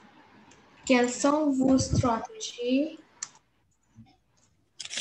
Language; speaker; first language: French; non-native, learner; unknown